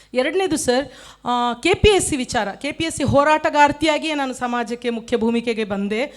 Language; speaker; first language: Kannada; non-native, local second language; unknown